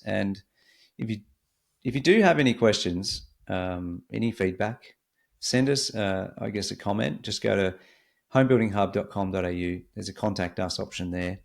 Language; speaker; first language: English; native; English